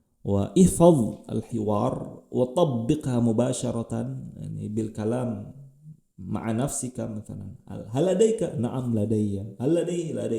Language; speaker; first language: Arabic; non-native, fluent; Indonesian